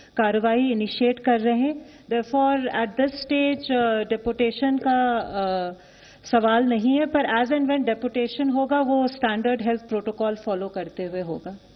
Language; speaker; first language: Hindi; native; Hindi